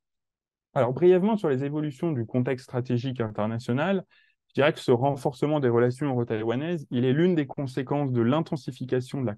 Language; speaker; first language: French; native; French